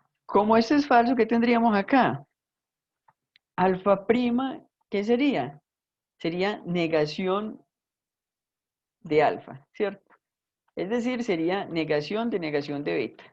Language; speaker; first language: Spanish; native; Spanish